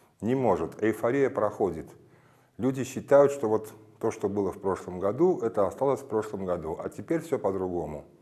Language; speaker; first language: Russian; non-native, local second language; Armenian